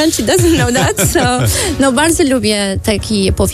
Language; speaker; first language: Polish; non-native, learner; Arabic